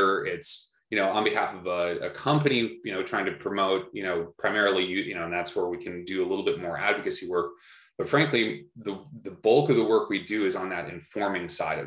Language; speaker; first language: English; native; English